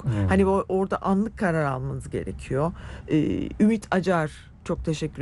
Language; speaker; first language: Turkish; native; Turkish